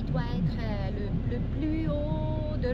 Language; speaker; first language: French; non-native, local second language; German